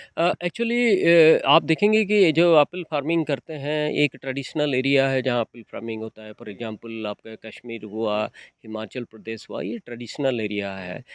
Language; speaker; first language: Hindi; non-native, local second language; Odia